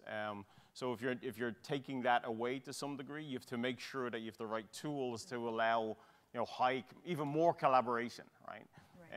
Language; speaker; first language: English; native; English